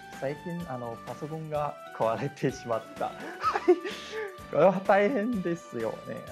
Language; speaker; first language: Japanese; non-native, learner; Chinese